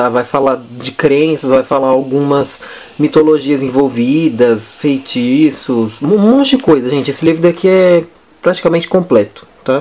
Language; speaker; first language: Portuguese; native; Portuguese